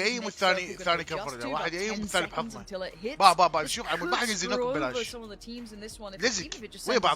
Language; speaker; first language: Arabic; native; Arabic